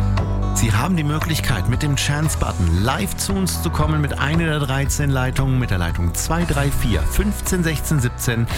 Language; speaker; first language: German; native; German